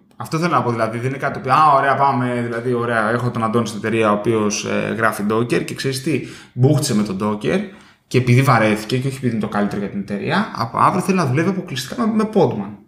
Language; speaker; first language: Greek; early bilingual, heritage; Greek